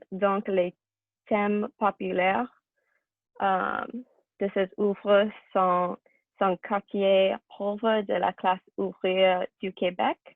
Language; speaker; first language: French; non-native, learner; English